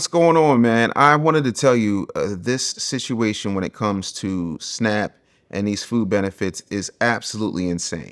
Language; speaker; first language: English; native; English